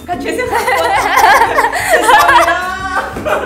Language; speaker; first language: Chinese; non-native, local second language; Min Nan Chinese